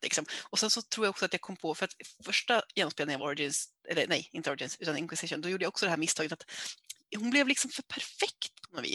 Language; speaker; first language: Swedish; native; Swedish